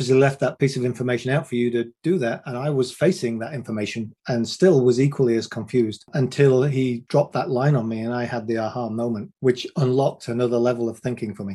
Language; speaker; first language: English; native; English